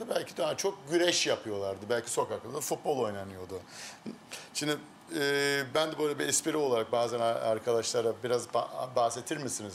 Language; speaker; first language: Turkish; early bilingual, heritage; Turkish